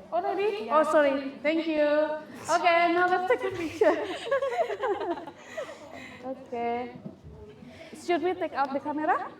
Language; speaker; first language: English; non-native, fluent; Indonesian